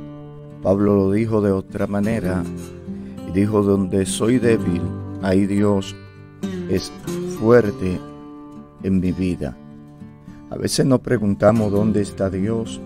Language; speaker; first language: Spanish; native; Spanish